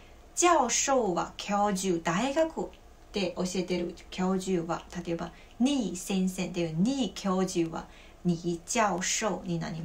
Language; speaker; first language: Japanese; non-native, fluent; Chinese